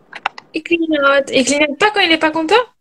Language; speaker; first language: French; native; French